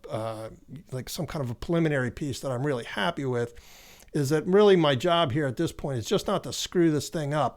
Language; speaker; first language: English; native; English